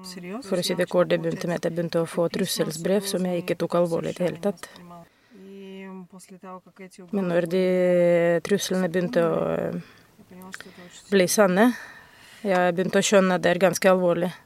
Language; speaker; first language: Norwegian; non-native, fluent; Russian